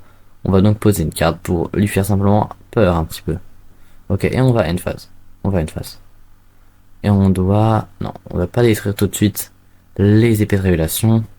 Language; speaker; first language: French; native; French